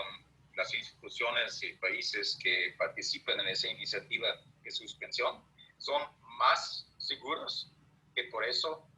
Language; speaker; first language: Spanish; non-native, fluent; German